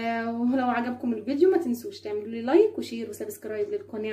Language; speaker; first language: Arabic; native; Arabic